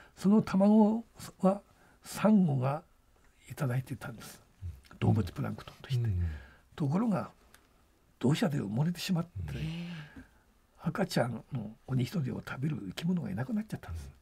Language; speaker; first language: Japanese; native; Japanese